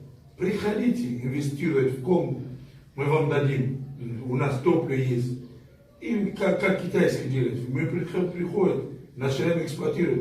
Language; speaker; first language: Russian; non-native, fluent; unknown